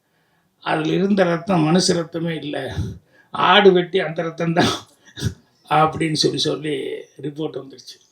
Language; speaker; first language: Tamil; native; Tamil